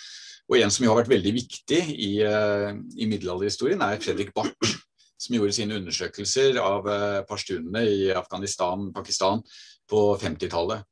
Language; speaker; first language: Norwegian; native; Norwegian